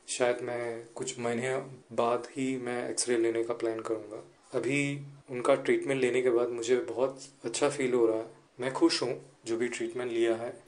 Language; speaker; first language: Hindi; non-native, local second language; Gujarati